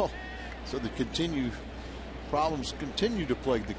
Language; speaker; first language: English; native; English